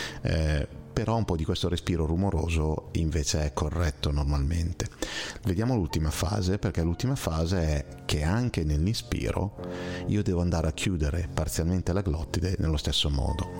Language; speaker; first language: Italian; native; Italian